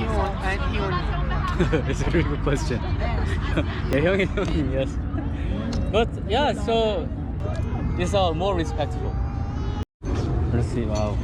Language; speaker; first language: English; non-native, fluent; Korean